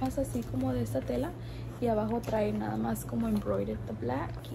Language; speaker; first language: Spanish; early bilingual, heritage; Spanish